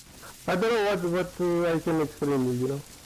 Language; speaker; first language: English; non-native, learner; Romanian